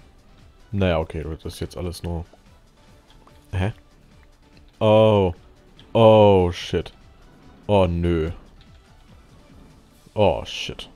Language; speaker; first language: German; native; German